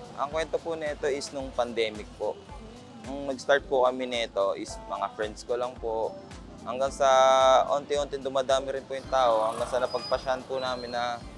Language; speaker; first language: Filipino; native; Filipino